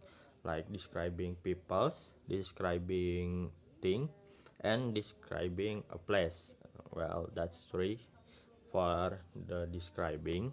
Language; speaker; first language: English; non-native, learner; Indonesian